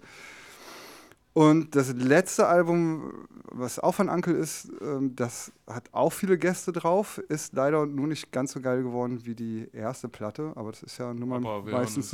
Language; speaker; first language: German; native; German